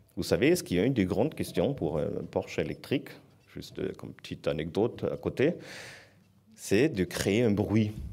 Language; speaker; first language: French; non-native, fluent; German